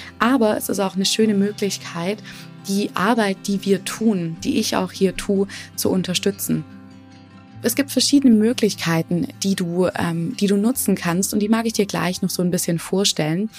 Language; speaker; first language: German; native; German